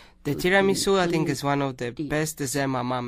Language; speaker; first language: English; non-native, learner; Italian